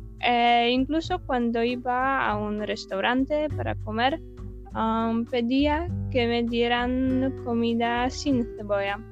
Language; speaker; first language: Spanish; non-native, fluent; Polish